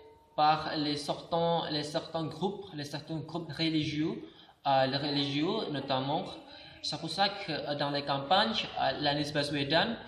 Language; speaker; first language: French; non-native, learner; Indonesian